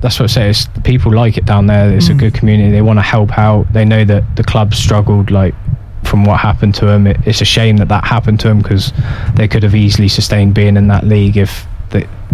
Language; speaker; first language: English; native; English